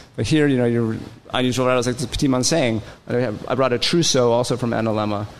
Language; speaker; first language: English; native; English